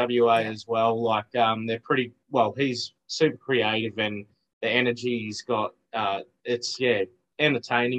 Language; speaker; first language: English; native; English